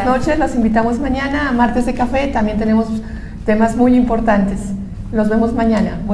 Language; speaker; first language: Spanish; native; Spanish